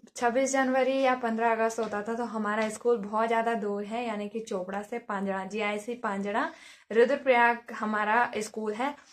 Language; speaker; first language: Hindi; native; Hindi